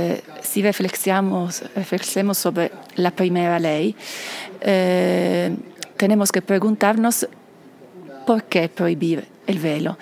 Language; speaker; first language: Spanish; non-native, fluent; Italian